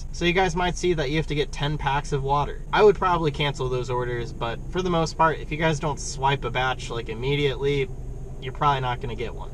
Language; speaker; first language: English; native; English